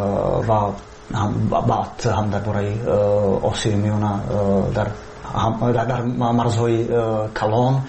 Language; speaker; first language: Persian; non-native, fluent; Slovak